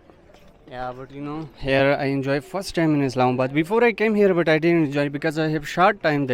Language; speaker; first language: English; non-native, local second language; Filipino